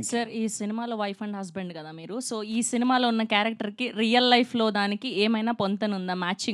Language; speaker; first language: Telugu; native; Telugu